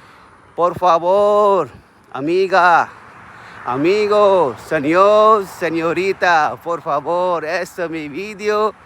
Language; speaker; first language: Spanish; non-native, learner; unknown